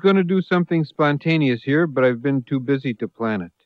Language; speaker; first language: English; native; English